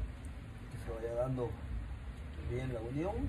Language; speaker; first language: Spanish; native; Spanish